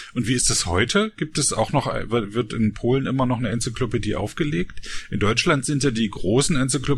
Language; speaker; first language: German; native; German